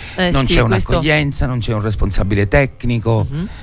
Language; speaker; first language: Italian; native; Italian